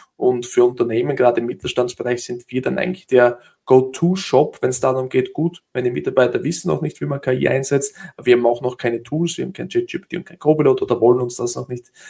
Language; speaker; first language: German; native; German